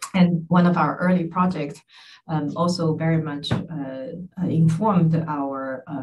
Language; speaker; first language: English; non-native, fluent; Chinese